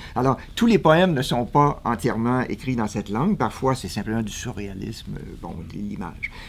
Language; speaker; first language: French; native; French